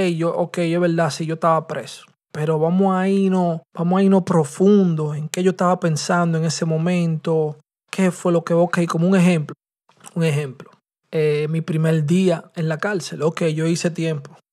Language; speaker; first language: Spanish; early bilingual, heritage; Spanish